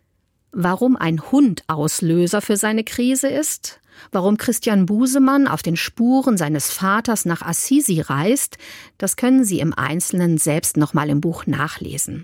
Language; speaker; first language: German; native; German